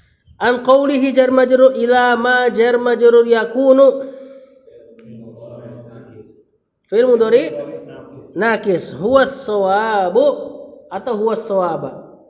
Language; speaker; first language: Arabic; non-native, fluent; Indonesian